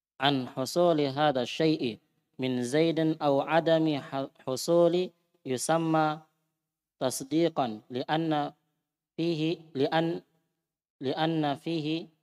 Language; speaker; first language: Arabic; non-native, fluent; Indonesian